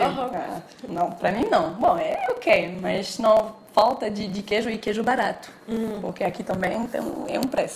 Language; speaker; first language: Portuguese; non-native, fluent; French